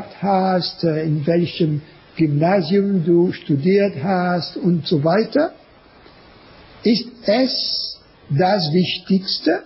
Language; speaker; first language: German; non-native, learner; French